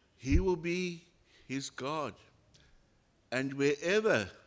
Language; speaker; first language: English; non-native, local second language; Afrikaans